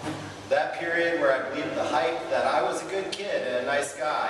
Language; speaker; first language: English; native; English